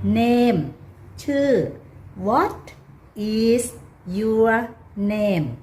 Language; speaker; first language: English; non-native, learner; Thai